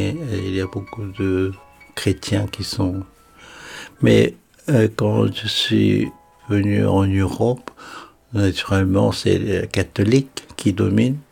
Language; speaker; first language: French; non-native, fluent; Korean